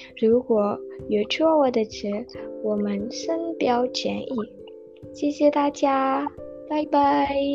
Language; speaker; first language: Chinese; non-native, learner; Indonesian